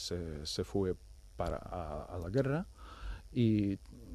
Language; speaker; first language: Spanish; non-native, fluent; Ukrainian